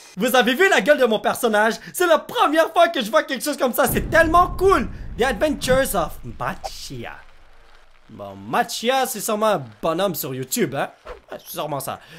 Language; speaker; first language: French; native; French